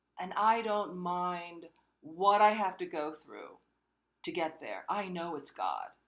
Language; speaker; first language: English; early bilingual, other home language; Korean